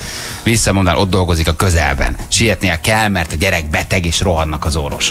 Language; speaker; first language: Hungarian; native; Hungarian